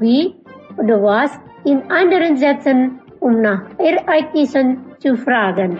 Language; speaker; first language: German; non-native, fluent; Indonesian